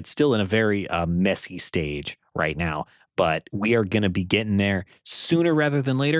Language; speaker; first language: English; native; English